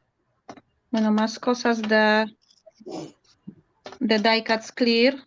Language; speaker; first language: Spanish; non-native, learner; Polish